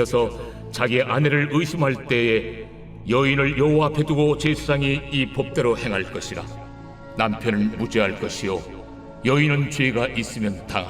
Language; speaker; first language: Korean; native; Korean